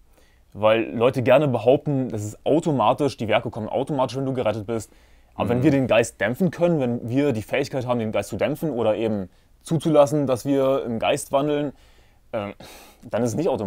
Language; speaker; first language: German; native; German